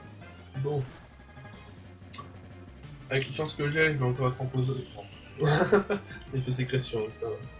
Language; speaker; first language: French; native; French